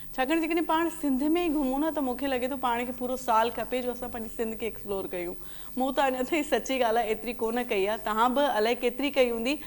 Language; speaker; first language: Sindhi; native; Sindhi